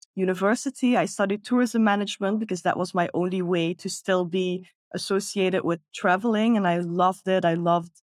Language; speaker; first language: English; non-native, fluent; Dutch